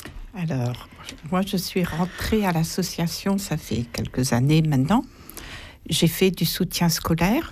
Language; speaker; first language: French; native; French